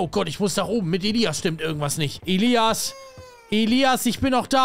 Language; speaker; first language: German; native; German